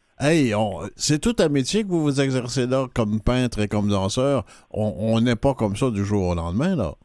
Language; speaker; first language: French; native; French